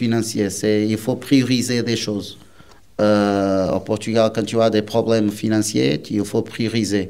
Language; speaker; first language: French; non-native, learner; Portuguese